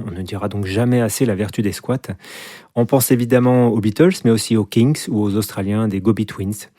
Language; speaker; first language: French; native; French